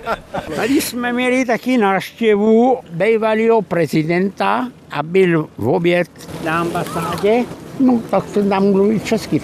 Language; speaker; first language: Czech; early bilingual, heritage; Czech